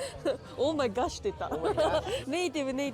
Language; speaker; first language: Japanese; native; Japanese